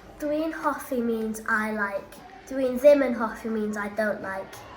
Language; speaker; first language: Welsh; non-native, learner; English